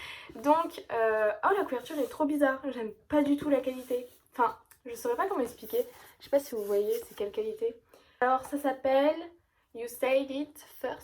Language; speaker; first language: French; native; French